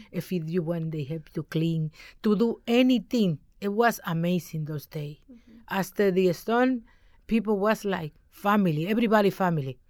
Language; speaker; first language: English; non-native, learner; Spanish